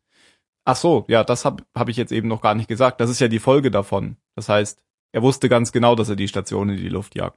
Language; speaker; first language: German; native; German